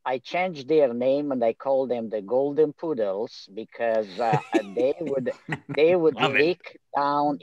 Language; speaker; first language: English; non-native, fluent; Romanian